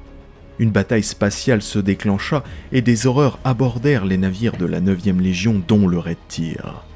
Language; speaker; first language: French; native; French